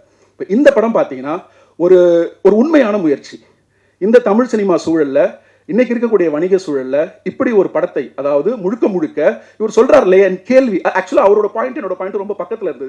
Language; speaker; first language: Tamil; native; Tamil